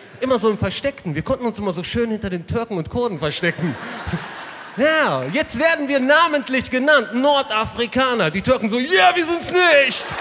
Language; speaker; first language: German; early bilingual, other home language; Arabic